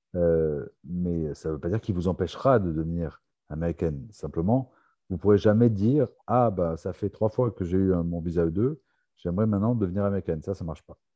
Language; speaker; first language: French; native; French